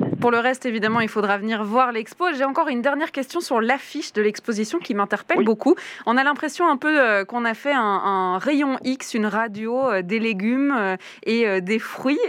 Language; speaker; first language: French; native; French